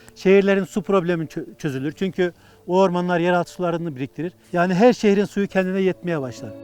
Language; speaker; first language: Turkish; native; Turkish